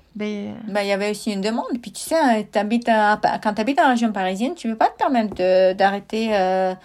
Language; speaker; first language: French; non-native, fluent; Russian